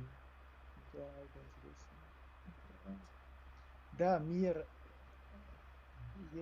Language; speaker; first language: Russian; non-native, learner; French